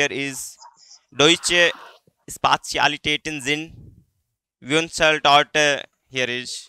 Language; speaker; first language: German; non-native, learner; Hindi